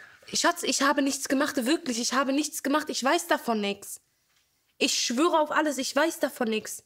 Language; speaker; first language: German; native; German